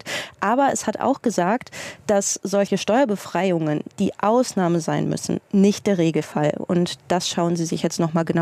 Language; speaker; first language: German; native; German